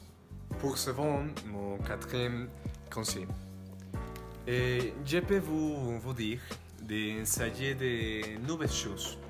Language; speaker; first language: French; non-native, learner; Spanish